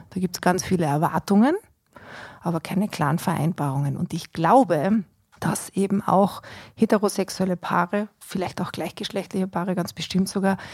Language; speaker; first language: German; native; German